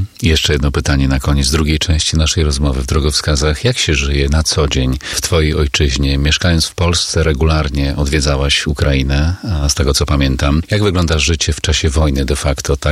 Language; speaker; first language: Polish; native; Polish